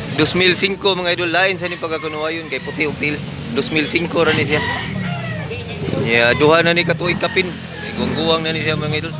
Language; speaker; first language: Cebuano; native; Cebuano